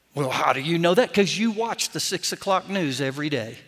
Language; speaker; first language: English; native; English